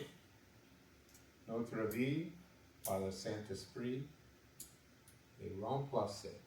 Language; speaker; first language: French; non-native, learner; English